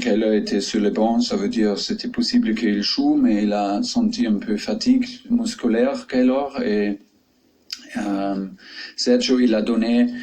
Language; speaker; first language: French; non-native, fluent; German